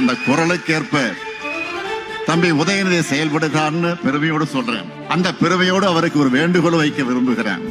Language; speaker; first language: Tamil; native; Tamil